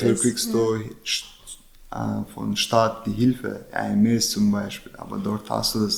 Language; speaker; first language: German; non-native, learner; Chechen